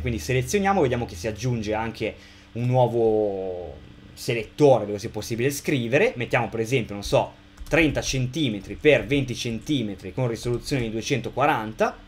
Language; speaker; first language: Italian; native; Italian